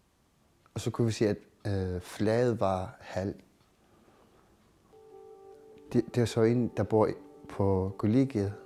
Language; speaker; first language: Danish; non-native, local second language; Kalaallisut